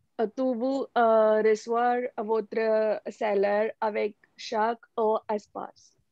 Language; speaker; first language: French; non-native, learner; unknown